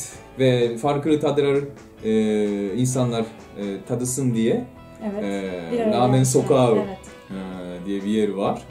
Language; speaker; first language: Turkish; non-native, fluent; Japanese